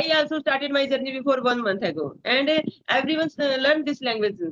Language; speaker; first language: English; non-native, learner; Hindi